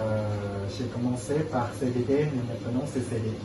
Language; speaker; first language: French; non-native, learner; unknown